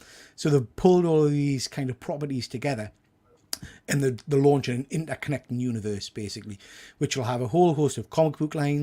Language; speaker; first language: English; native; English